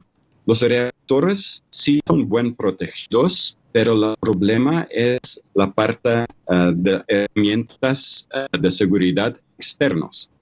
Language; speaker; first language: Spanish; non-native, fluent; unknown